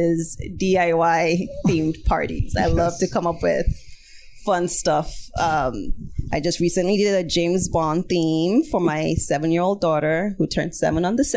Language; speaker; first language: English; non-native, local second language; Yoruba